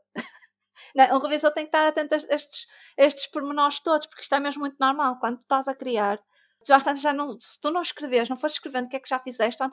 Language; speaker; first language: Portuguese; native; Portuguese